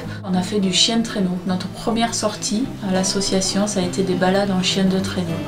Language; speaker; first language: French; native; French